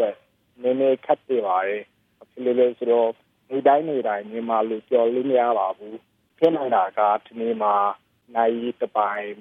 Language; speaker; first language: Burmese; non-native, learner; English